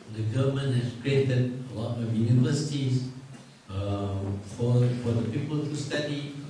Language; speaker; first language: English; non-native, local second language; Malay